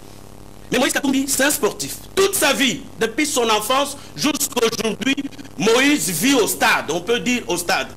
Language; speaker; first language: French; non-native, local second language; Lingala